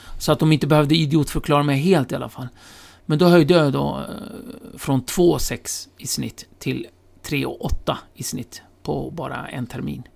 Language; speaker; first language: Swedish; early bilingual, other home language; Kurdish